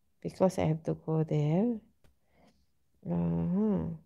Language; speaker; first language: English; non-native, learner; Filipino